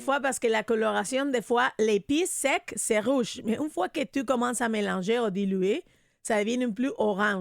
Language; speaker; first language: French; non-native, fluent; Spanish